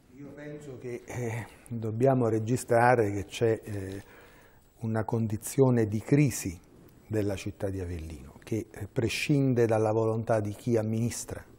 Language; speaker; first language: Italian; native; Italian